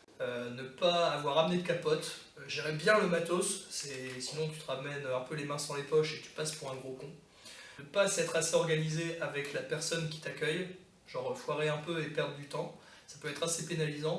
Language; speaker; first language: French; native; French